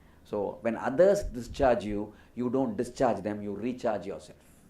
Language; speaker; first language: English; non-native, local second language; Tamil